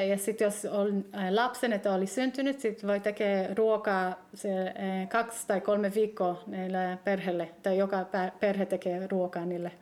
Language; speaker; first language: Finnish; early bilingual, heritage; Hebrew